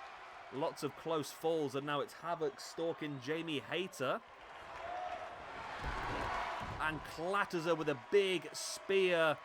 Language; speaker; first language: English; native; English